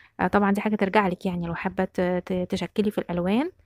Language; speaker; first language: Arabic; native; Arabic